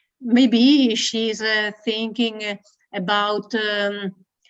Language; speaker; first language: English; non-native, learner; Italian